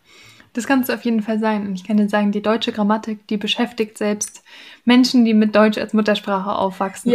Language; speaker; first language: German; native; German